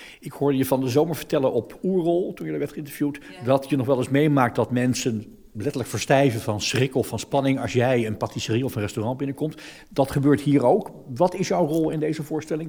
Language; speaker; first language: Dutch; native; Dutch